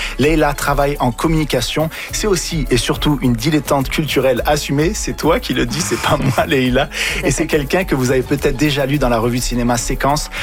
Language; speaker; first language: French; native; French